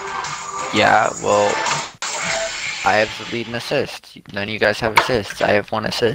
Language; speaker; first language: English; native; English